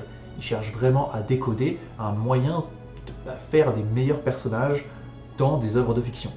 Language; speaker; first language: French; native; French